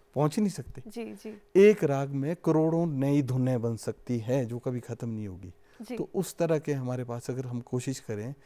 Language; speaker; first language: Hindi; native; Hindi